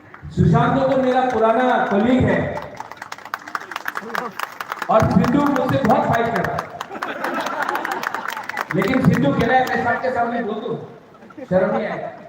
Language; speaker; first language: Hindi; non-native, local second language; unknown